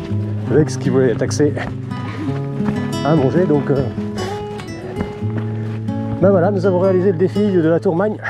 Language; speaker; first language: French; native; French